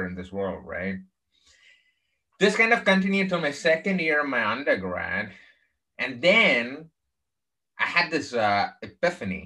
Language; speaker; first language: English; non-native, local second language; Tamil